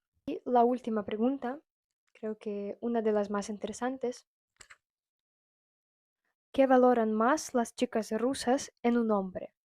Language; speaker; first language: Spanish; non-native, fluent; Russian